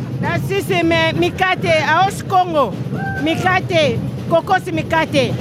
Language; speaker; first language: German; non-native, learner; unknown